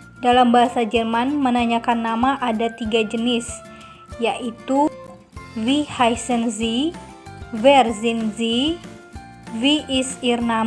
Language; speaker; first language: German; non-native, learner; Indonesian